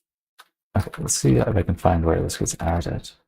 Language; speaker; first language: English; native; English